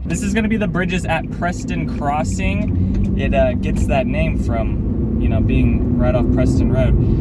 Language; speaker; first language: English; native; English